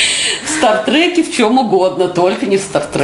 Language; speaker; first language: Russian; native; Russian